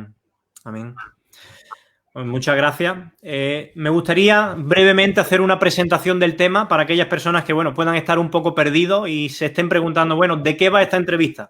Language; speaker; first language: Spanish; native; Spanish